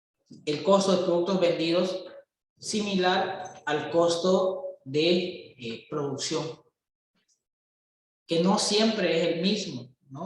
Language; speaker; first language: Spanish; native; Spanish